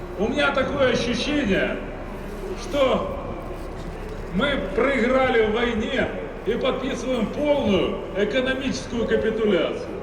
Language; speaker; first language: Russian; native; Russian